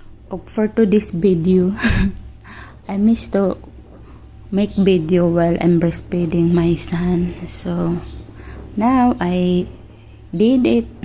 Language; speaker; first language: English; non-native, learner; Filipino